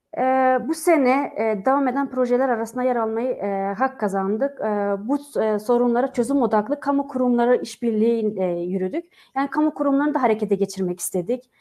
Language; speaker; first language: Turkish; non-native, local second language; Kurdish